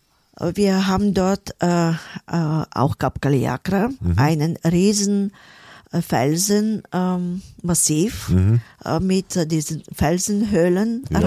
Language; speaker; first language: German; non-native, fluent; Bulgarian